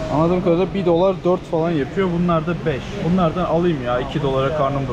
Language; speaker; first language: Turkish; native; Turkish